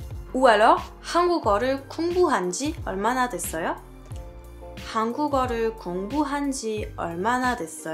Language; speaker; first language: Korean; non-native, fluent; French